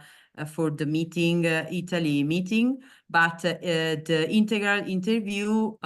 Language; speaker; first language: English; non-native, learner; Italian